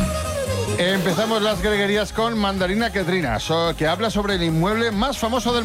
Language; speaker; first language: Spanish; native; Spanish